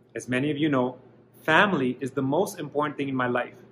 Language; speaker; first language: English; native; English